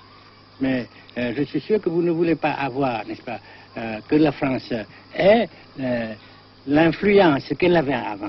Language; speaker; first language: French; non-native, fluent; Vietnamese